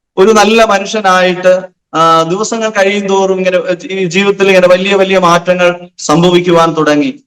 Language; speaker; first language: Malayalam; non-native, local second language; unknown